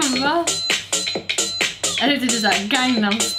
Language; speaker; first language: Russian; non-native, learner; Swedish